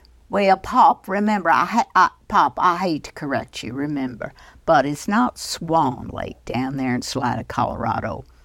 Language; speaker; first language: English; early bilingual, other home language; Spanish